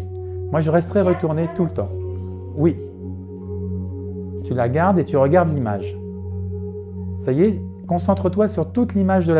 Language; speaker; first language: French; native; French